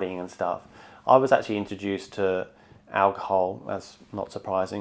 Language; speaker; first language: English; native; English